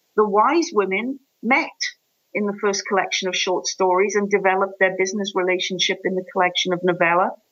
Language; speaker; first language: English; native; English